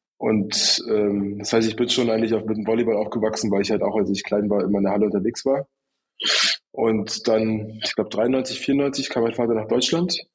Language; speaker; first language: German; early bilingual, other home language; Russian